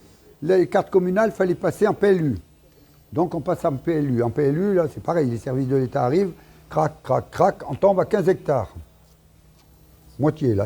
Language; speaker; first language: French; native; French